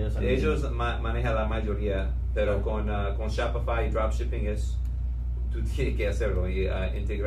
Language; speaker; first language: Spanish; non-native, fluent; English